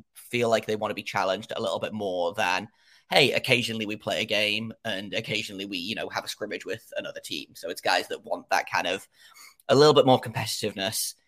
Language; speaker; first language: English; native; English